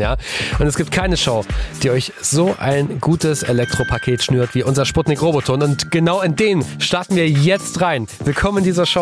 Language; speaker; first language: German; native; German